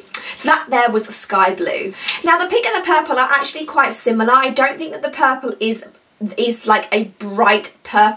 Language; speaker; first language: English; native; English